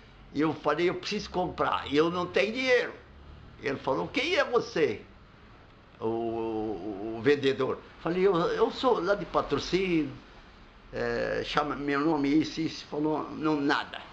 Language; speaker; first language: Portuguese; non-native, fluent; Arabic